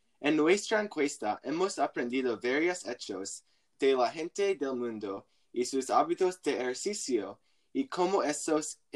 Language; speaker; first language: Spanish; non-native, learner; English